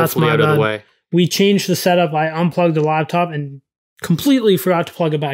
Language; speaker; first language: English; native; English